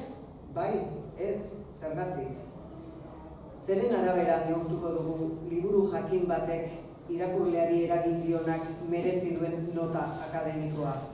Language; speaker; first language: Basque; native; Basque